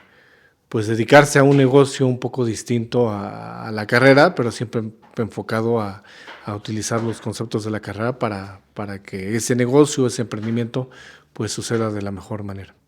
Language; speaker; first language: Spanish; native; Spanish